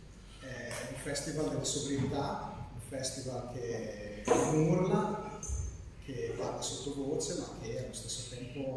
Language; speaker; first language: Italian; native; Italian